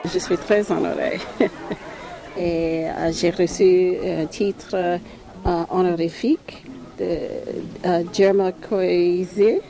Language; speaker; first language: French; non-native, learner; English